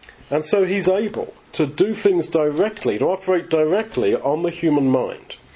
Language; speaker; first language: English; native; English